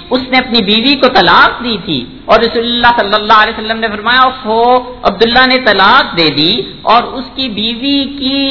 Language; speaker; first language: Urdu; native; Urdu